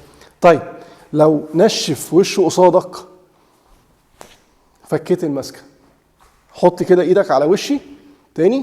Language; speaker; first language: Arabic; native; Arabic